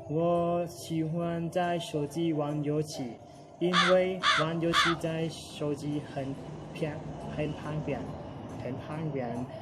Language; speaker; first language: Chinese; non-native, learner; Lao